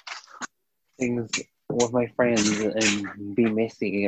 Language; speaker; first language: English; native; English